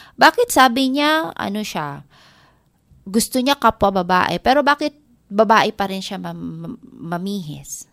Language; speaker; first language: Filipino; non-native, local second language; Waray